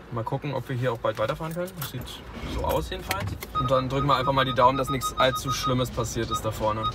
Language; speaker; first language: German; native; German